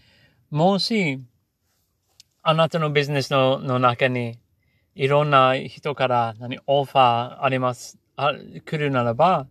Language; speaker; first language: Japanese; non-native, learner; English